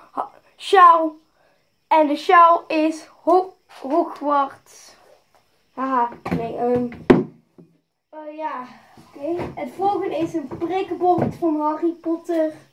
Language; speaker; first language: Dutch; native; Dutch